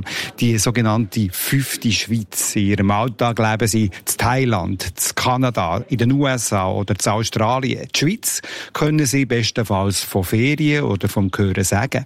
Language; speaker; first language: German; native; German